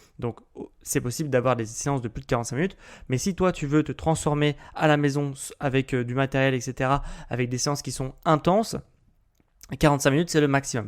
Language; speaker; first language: French; native; French